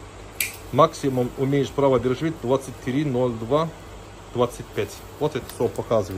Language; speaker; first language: Russian; non-native, learner; Turkish